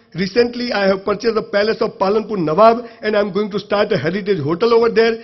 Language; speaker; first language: English; non-native, local second language; Gujarati